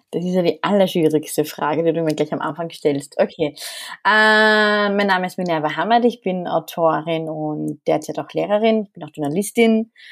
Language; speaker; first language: German; early bilingual, other home language; Arabic